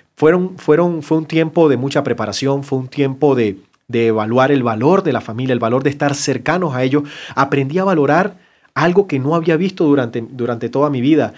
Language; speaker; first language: Spanish; native; Spanish